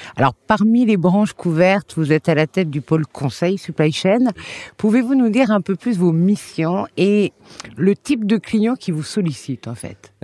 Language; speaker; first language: French; native; French